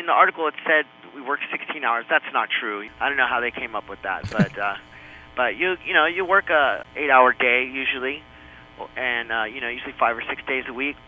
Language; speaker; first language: English; non-native, fluent; Spanish